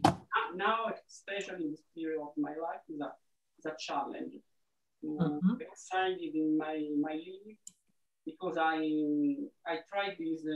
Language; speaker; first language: English; non-native, learner; Italian